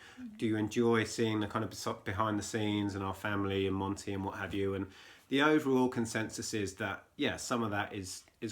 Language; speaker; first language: English; native; English